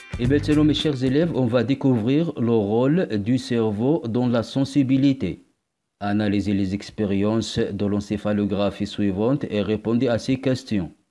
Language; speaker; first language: French; non-native, local second language; Arabic